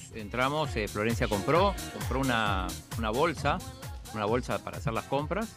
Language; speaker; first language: Spanish; native; Spanish